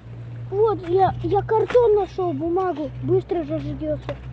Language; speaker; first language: Russian; native; Russian